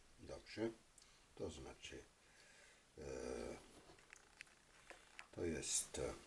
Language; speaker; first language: Polish; non-native, fluent; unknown